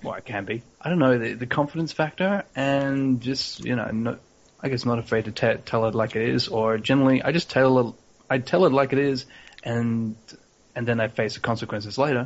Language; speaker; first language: English; native; English